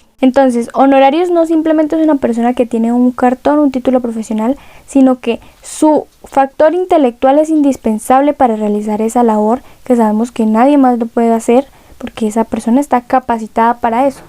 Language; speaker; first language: Spanish; native; Spanish